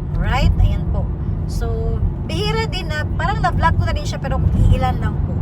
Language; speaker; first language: Filipino; non-native, local second language; Cebuano